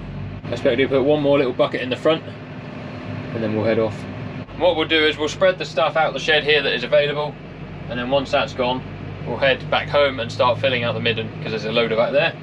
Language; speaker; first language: English; native; English